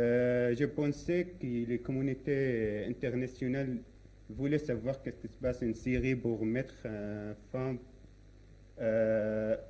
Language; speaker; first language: French; non-native, learner; Arabic